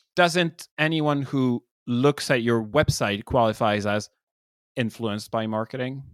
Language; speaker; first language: English; non-native, fluent; French